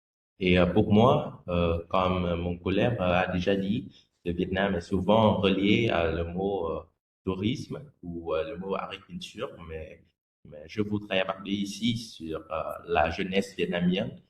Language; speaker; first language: French; non-native, fluent; Vietnamese